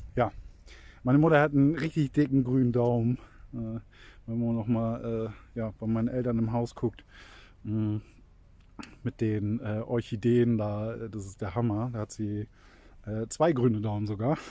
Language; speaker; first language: German; native; German